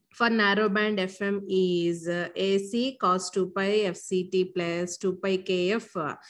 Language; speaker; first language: English; non-native, local second language; Telugu